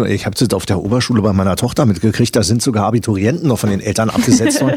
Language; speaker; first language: German; native; German